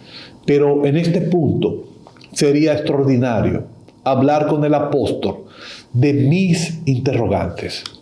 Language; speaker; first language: Spanish; native; Spanish